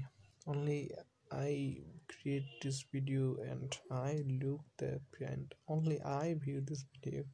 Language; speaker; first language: English; non-native, learner; Bangla